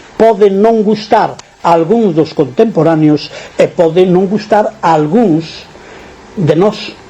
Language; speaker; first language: Galician; non-native, local second language; Spanish